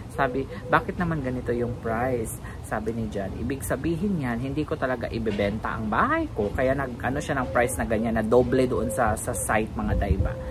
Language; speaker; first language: Filipino; non-native, local second language; Cebuano